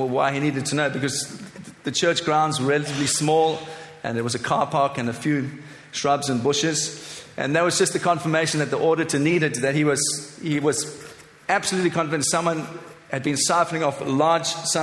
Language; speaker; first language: English; native; English